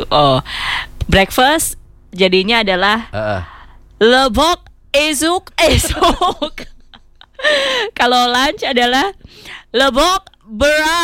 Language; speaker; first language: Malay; non-native, local second language; Sundanese